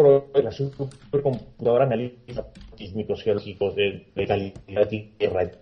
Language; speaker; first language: Spanish; native; Spanish